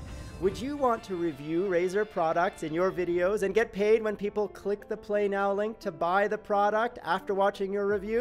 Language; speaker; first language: English; native; English